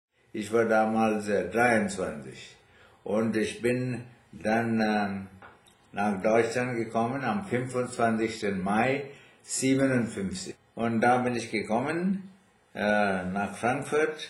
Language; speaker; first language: German; non-native, fluent; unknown